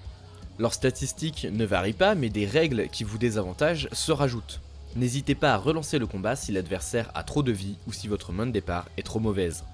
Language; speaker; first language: French; native; French